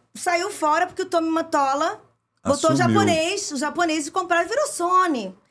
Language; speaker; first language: Portuguese; early bilingual, other home language; Italian